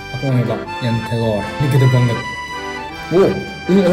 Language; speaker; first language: Indonesian; non-native, learner; Japanese